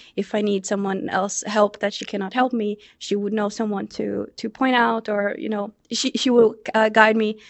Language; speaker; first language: English; non-native, fluent; Portuguese